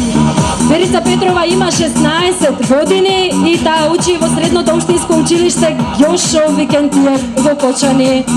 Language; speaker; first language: Macedonian; native; Macedonian